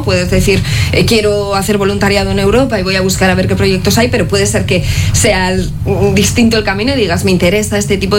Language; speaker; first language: Spanish; native; Spanish